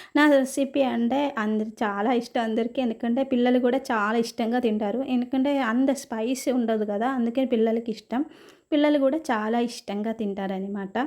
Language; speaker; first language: Telugu; non-native, fluent; Malayalam